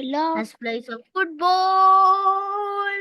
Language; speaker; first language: English; non-native, local second language; Urdu